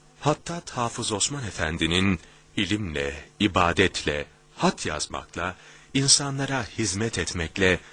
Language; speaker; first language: Turkish; native; Turkish